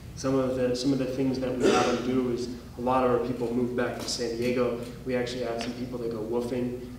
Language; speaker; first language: English; native; English